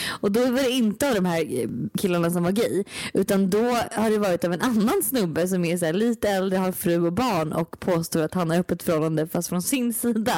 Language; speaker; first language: Swedish; native; Swedish